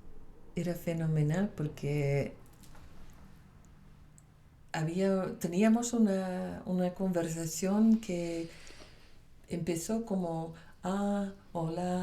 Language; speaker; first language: Spanish; non-native, fluent; Dutch